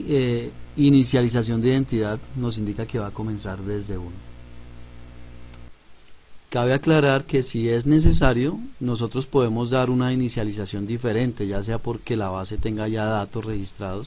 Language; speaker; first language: Spanish; native; Spanish